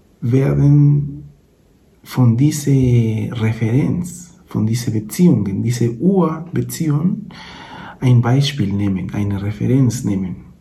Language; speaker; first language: German; non-native, fluent; Spanish